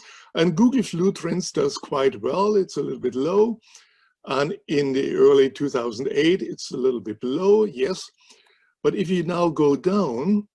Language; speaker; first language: English; non-native, fluent; German